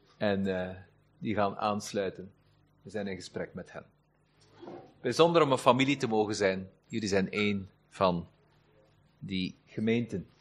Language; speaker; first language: Dutch; native; Dutch